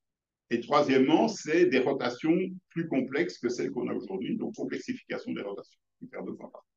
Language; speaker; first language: French; native; French